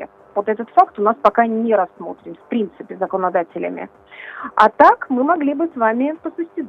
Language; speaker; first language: Russian; native; Russian